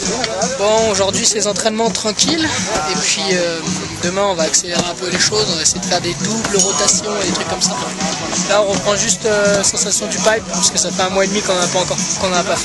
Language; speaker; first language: French; native; French